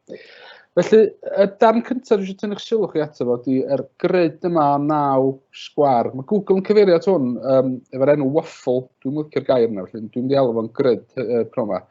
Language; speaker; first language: Welsh; native; Welsh